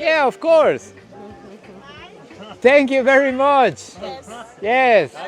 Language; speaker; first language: English; non-native, learner; Spanish